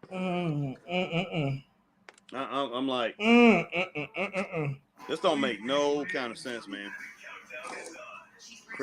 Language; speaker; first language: English; native; English